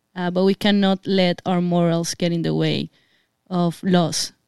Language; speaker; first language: English; non-native, fluent; Spanish